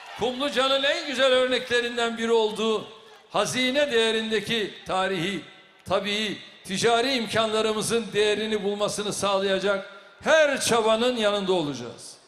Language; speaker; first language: Turkish; native; Turkish